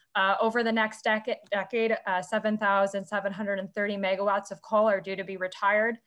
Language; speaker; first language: English; native; English